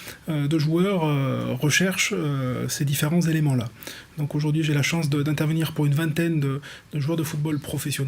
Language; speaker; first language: French; native; French